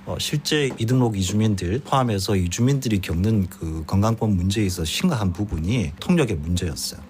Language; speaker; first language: Korean; native; Korean